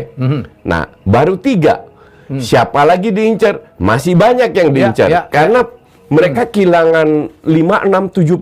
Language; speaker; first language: Indonesian; native; Indonesian